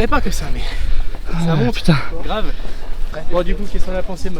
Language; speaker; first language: French; native; French